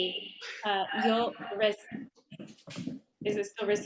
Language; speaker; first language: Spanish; non-native, learner; English